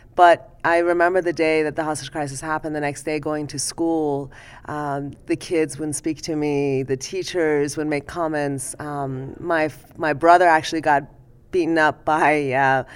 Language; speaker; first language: English; early bilingual, other home language; Persian